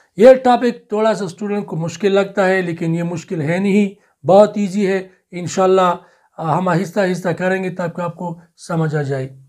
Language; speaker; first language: Urdu; non-native, local second language; Pashto